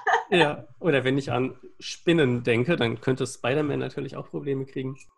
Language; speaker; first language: German; native; German